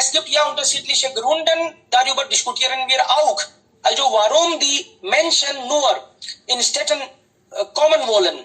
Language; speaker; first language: German; non-native, fluent; Hindi